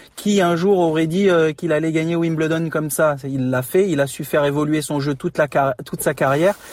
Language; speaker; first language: French; non-native, fluent; Spanish